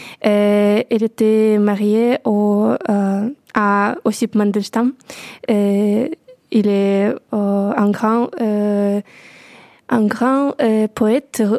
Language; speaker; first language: French; non-native, learner; Russian